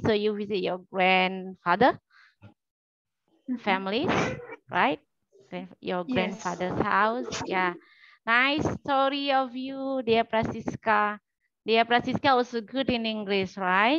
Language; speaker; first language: English; non-native, learner; Indonesian